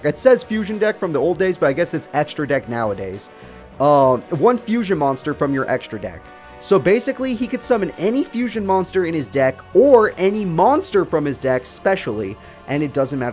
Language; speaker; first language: English; native; English